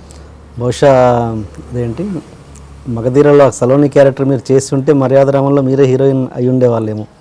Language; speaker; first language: Telugu; native; Telugu